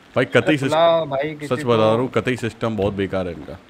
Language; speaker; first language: Hindi; native; Hindi